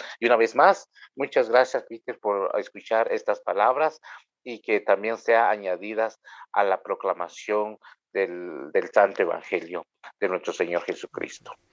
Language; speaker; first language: Spanish; non-native, local second language; Kʼicheʼ